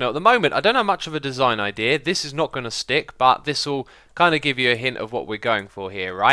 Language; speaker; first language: English; native; English